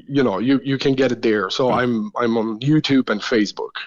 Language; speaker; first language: English; non-native, fluent; Italian